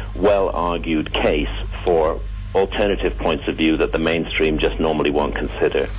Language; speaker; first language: English; native; English